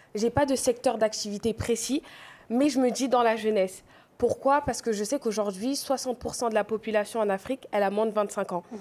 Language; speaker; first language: French; native; French